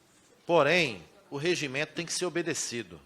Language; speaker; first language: Portuguese; native; Portuguese